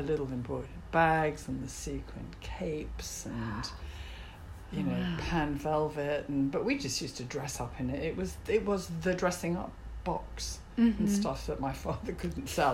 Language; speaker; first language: English; native; English